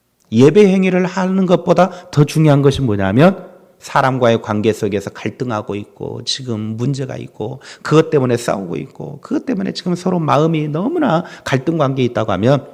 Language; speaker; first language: Korean; native; Korean